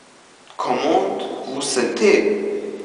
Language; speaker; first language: French; non-native, learner; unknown